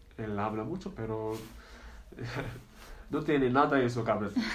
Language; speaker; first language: Spanish; non-native, learner; Arabic